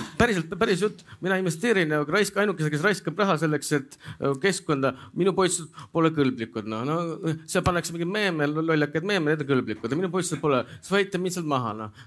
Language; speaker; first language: Estonian; non-native, local second language; Russian